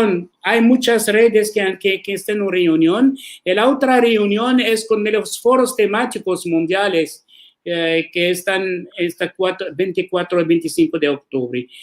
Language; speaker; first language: Spanish; non-native, learner; Arabic